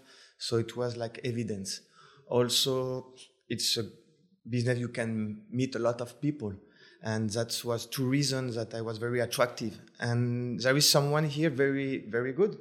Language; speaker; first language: English; non-native, fluent; French